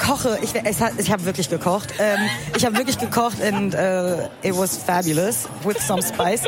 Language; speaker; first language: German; early bilingual, other home language; Kurdish